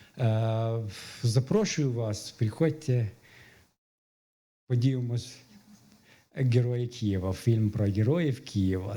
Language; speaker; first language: Ukrainian; non-native, fluent; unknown